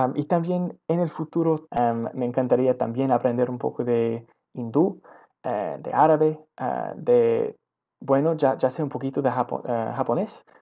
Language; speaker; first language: Spanish; non-native, fluent; English